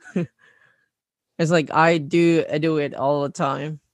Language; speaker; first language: English; non-native, local second language; Cebuano